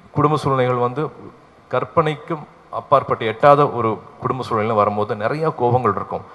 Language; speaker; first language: Tamil; native; Tamil